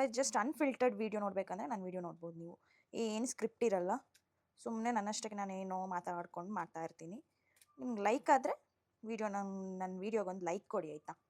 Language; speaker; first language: Kannada; non-native, local second language; Konkani